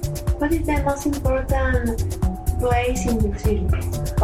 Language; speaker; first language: English; non-native, learner; Spanish